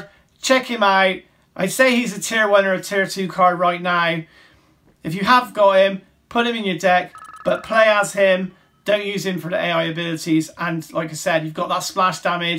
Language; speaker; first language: English; native; English